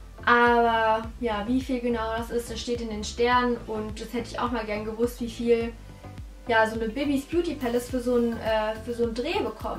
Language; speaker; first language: German; native; German